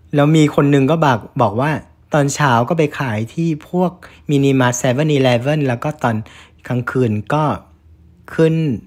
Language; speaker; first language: Thai; non-native, fluent; Vietnamese